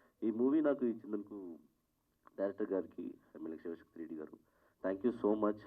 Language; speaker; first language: Telugu; non-native, learner; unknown